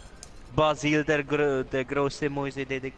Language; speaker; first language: German; native; German